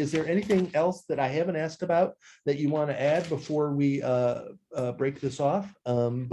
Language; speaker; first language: English; native; English